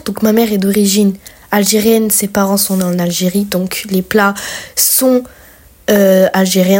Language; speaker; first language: French; early bilingual, other home language; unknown